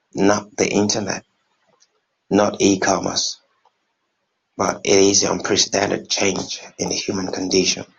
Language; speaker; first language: English; non-native, local second language; Yoruba